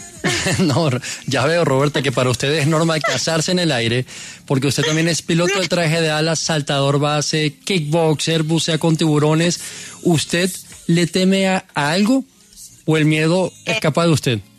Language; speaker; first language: Spanish; native; Spanish